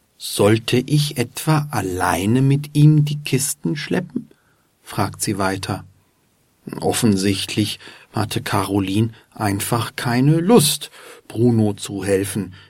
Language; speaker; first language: German; native; German